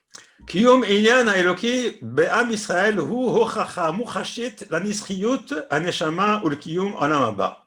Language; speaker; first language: Hebrew; non-native, fluent; French